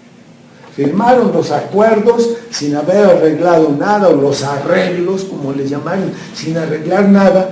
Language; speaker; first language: Spanish; native; Spanish